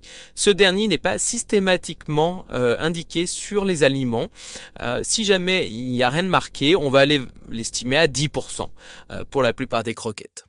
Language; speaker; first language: French; native; French